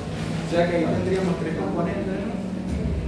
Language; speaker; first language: Spanish; native; Spanish